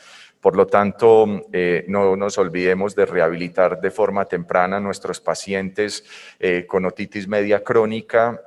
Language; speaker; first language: Spanish; native; Spanish